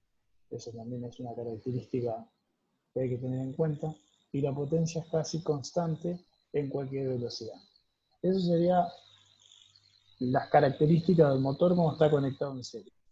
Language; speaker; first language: Spanish; native; Spanish